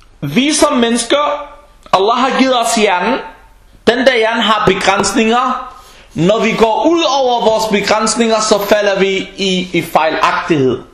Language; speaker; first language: Danish; non-native, fluent; Arabic